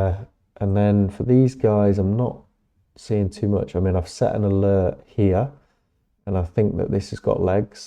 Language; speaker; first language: English; native; English